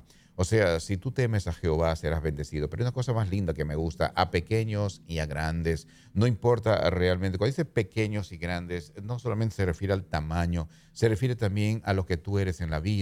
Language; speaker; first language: Spanish; native; Spanish